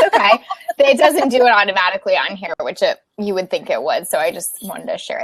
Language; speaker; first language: English; native; English